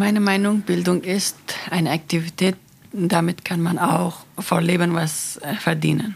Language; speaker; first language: German; non-native, learner; Persian